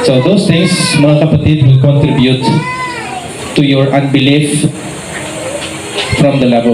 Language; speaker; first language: English; non-native, local second language; Filipino